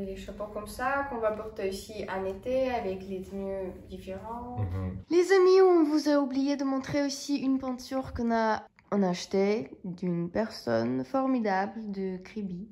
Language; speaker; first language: French; non-native, fluent; Estonian